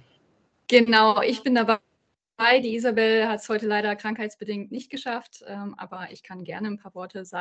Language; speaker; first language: German; native; German